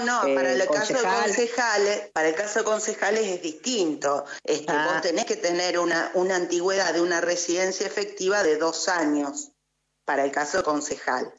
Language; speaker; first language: Spanish; native; Spanish